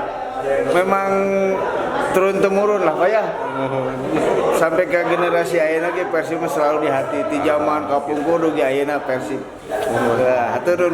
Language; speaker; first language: Indonesian; native; Indonesian